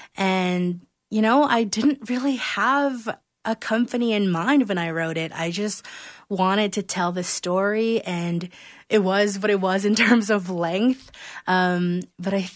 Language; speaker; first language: English; non-native, local second language; Filipino